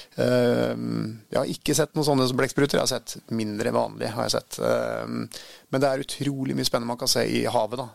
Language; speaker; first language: Norwegian; early bilingual, other home language; Swedish